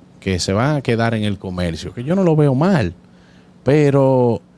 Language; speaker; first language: Spanish; native; Spanish